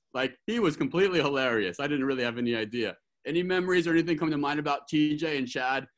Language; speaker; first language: English; native; English